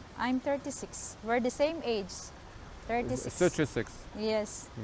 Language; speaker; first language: English; non-native, local second language; Cebuano